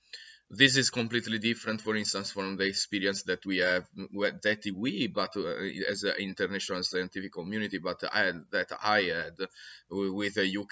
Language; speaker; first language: English; non-native, fluent; Italian